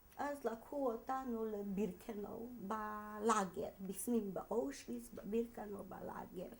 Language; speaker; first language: Hebrew; non-native, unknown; Hungarian